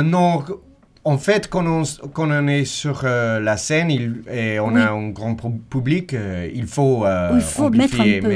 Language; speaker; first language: French; non-native, learner; English